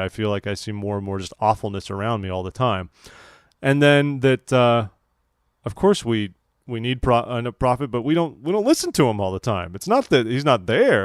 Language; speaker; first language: English; native; English